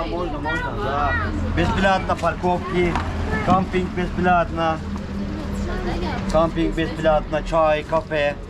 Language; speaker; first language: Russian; non-native, learner; Turkish